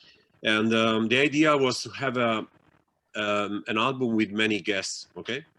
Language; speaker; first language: English; non-native, fluent; Italian